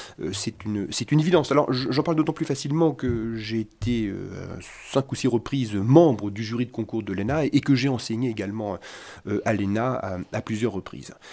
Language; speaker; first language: French; native; French